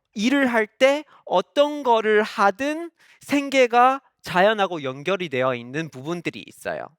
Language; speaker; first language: Korean; non-native, fluent; English